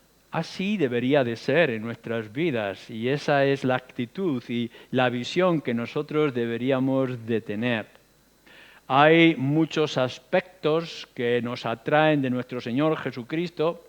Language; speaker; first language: Spanish; native; Spanish